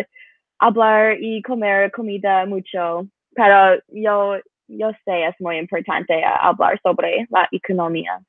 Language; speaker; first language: Spanish; non-native, learner; English